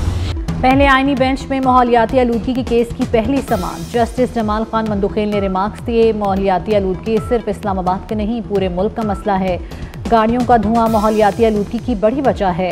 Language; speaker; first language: Urdu; native; Urdu